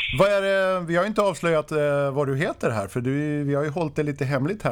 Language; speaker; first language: Swedish; native; Swedish